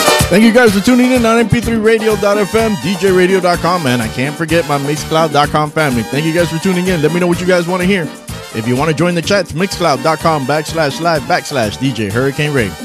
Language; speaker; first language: English; native; English